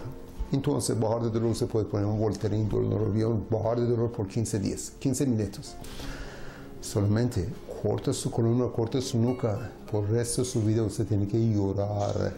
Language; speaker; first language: Spanish; non-native, learner; Persian